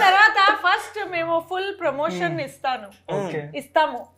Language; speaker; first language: Telugu; non-native, fluent; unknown